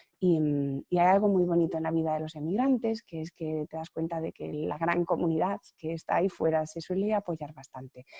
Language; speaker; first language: Spanish; native; Spanish